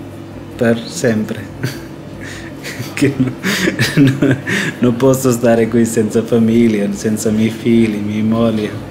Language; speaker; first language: Italian; non-native, learner; Punjabi